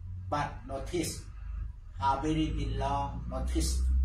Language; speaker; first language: English; non-native, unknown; Thai